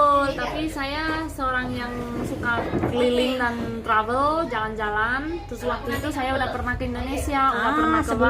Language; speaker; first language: Indonesian; non-native, fluent; Spanish